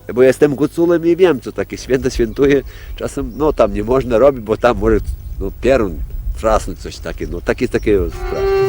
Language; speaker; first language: Polish; non-native, local second language; Ukrainian